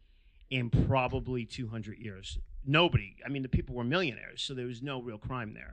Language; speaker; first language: English; native; English